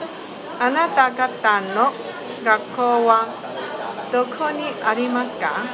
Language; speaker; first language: Japanese; non-native, learner; Chinese